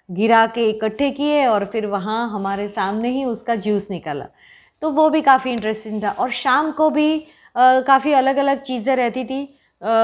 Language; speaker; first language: Hindi; non-native, local second language; Gujarati